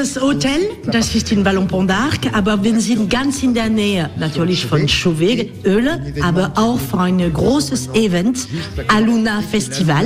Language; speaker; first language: German; non-native, fluent; French